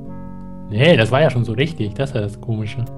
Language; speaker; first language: German; native; German